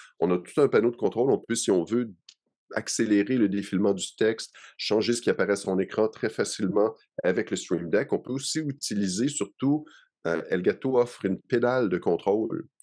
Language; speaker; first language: French; native; French